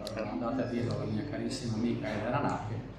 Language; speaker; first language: Italian; native; Italian